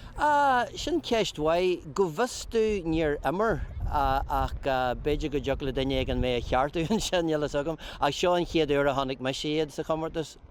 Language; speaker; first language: Irish; non-native, local second language; English